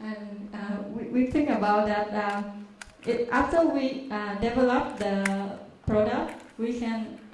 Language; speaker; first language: English; non-native, learner; Vietnamese